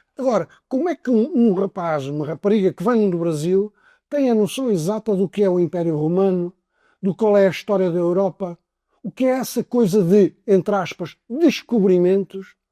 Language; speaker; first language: Portuguese; native; Portuguese